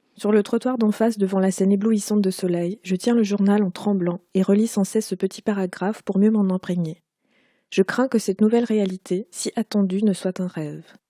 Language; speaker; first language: French; native; French